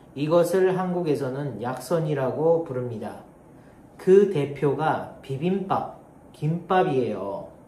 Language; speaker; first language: Korean; non-native, learner; Japanese